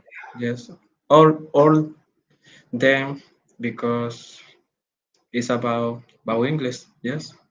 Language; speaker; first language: English; non-native, learner; Spanish